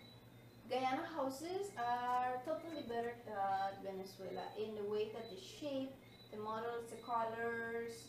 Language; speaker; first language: English; non-native, fluent; Spanish